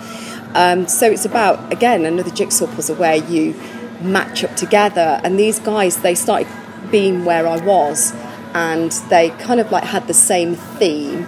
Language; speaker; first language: English; native; English